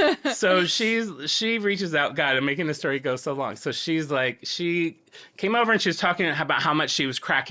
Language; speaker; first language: English; native; English